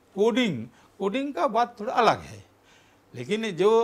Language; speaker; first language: Hindi; non-native, local second language; Santali